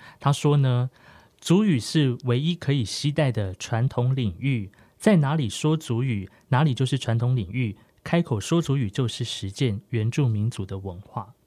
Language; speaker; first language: Chinese; non-native, local second language; Amis